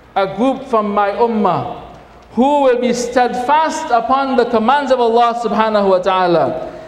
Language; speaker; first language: English; native; English